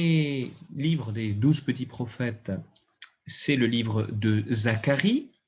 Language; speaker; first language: French; native; French